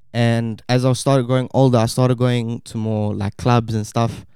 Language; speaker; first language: English; native; English